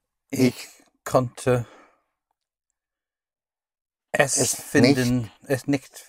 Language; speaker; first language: German; non-native, learner; English